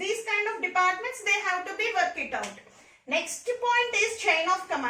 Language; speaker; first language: English; non-native, local second language; Telugu